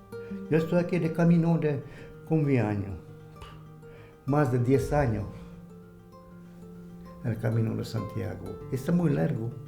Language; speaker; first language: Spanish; non-native, learner; Hungarian